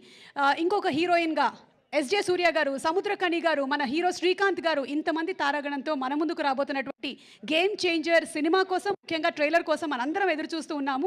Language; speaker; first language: Telugu; native; Telugu